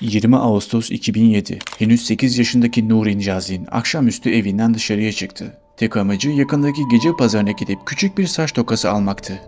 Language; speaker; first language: Turkish; native; Turkish